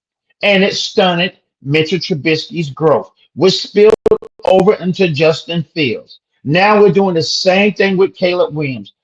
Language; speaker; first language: English; native; English